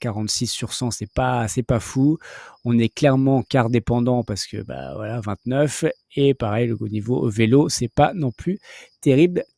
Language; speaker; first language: French; native; French